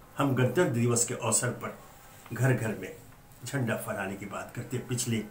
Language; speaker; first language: Hindi; native; Hindi